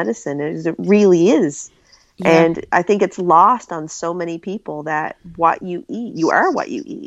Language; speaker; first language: English; native; English